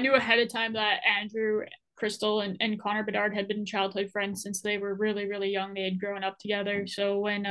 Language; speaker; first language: English; native; English